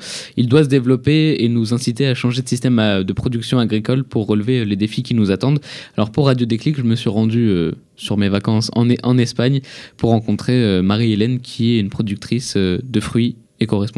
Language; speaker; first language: French; native; French